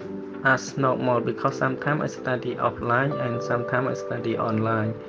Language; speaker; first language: English; non-native, learner; Khmer